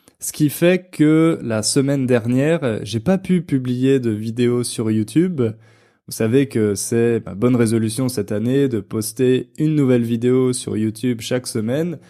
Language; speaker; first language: French; native; French